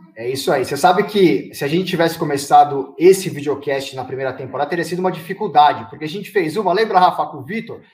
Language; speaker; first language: Portuguese; native; Portuguese